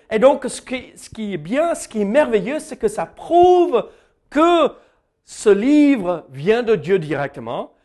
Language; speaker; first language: French; non-native, fluent; English